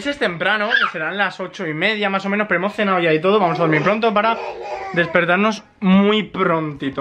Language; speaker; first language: Spanish; native; Spanish